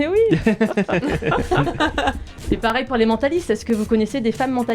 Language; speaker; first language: French; native; French